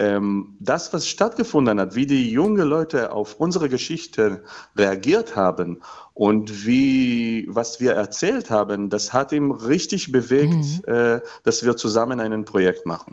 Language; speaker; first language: German; non-native, fluent; Hebrew